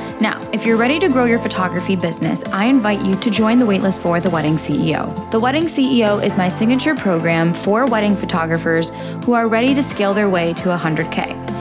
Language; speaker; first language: English; native; English